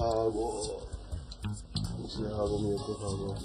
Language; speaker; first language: Korean; early bilingual, heritage; Korean